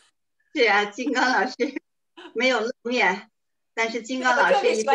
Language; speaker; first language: Chinese; native; Chinese